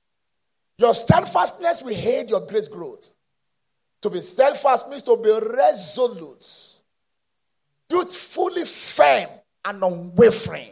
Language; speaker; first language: English; non-native, local second language; Yoruba